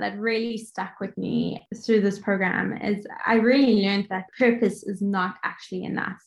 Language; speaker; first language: English; native; English